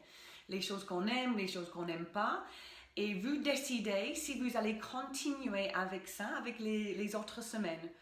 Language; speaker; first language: French; non-native, fluent; English